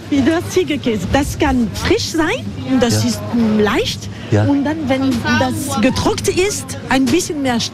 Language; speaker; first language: German; non-native, learner; French